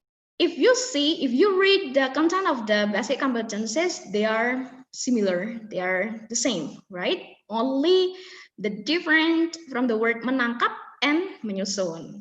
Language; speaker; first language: English; non-native, fluent; Indonesian